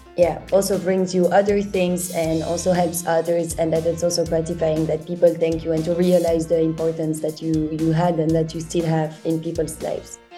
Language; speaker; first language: English; non-native, fluent; French